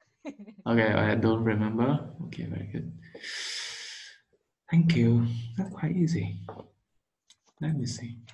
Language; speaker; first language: English; non-native, learner; Vietnamese